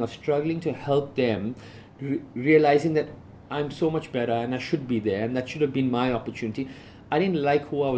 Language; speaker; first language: English; native; English